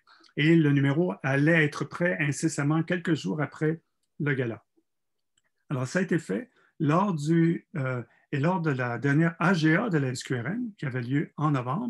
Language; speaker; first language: French; native; French